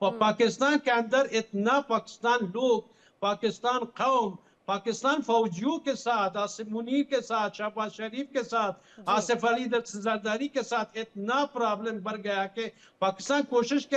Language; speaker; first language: Hindi; non-native, fluent; Pashto